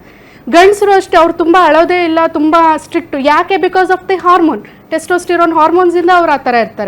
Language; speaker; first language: Kannada; native; Kannada